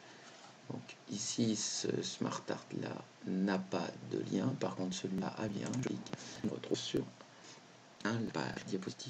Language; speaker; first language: French; native; French